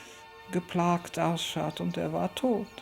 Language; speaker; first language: German; early bilingual, heritage; German